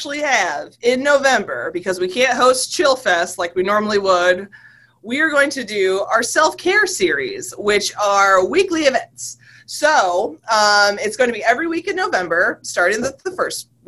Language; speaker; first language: English; native; English